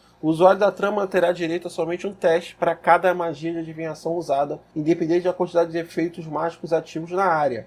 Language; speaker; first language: Portuguese; native; Portuguese